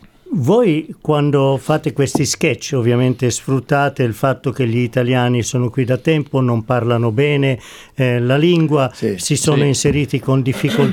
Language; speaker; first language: Italian; native; Italian